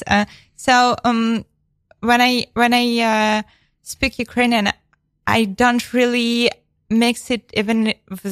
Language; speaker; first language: English; non-native, fluent; Ukrainian